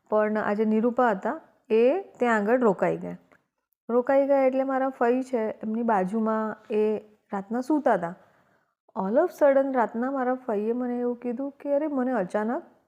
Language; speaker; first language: Gujarati; native; Gujarati